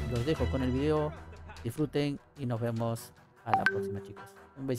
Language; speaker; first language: Spanish; native; Spanish